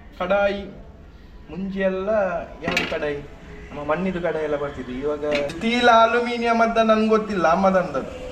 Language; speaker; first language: Kannada; non-native, local second language; Tulu